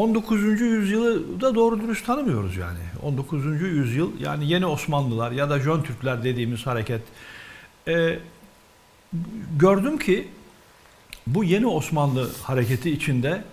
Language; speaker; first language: Turkish; native; Turkish